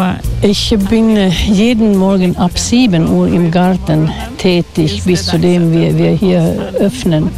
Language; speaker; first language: German; non-native, fluent; Swedish